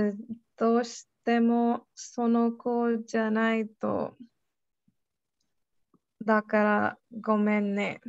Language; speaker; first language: Japanese; non-native, learner; English